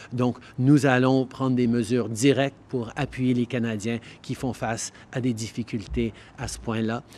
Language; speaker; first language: French; early bilingual, heritage; French